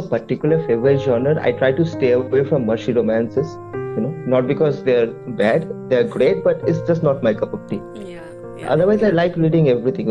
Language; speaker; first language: English; non-native, local second language; Bangla